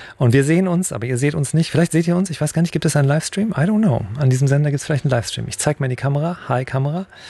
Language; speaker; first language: German; native; German